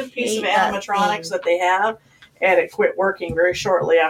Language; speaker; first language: English; native; English